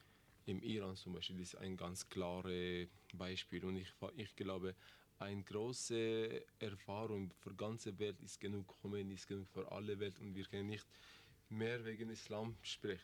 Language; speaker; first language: German; non-native, learner; Persian